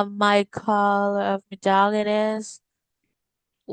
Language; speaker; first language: English; non-native, learner; Vietnamese